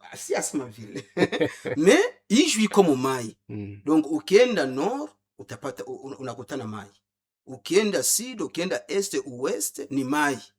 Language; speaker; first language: Swahili; non-native, local second language; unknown